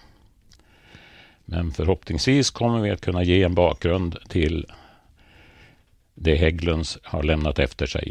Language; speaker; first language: Swedish; native; Swedish